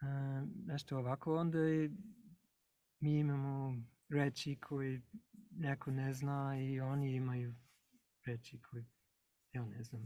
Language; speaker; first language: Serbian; non-native, learner; English